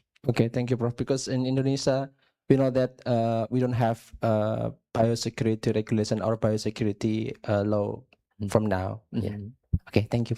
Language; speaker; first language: English; non-native, learner; Indonesian